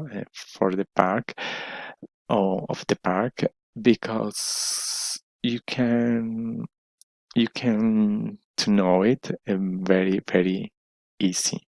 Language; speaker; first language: English; non-native, learner; Spanish